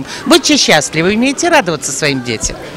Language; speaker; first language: Russian; native; Russian